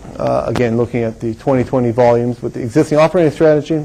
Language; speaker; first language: English; native; English